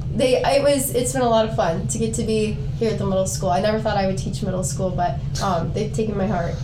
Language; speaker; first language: English; native; English